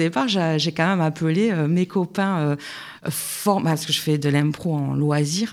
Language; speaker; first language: French; native; French